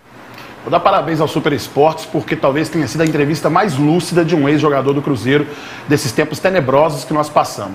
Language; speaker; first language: Portuguese; native; Portuguese